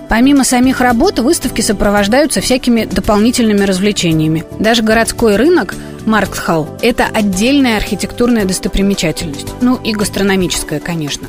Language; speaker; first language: Russian; native; Russian